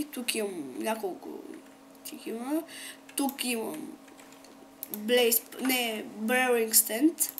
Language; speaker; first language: Bulgarian; native; Bulgarian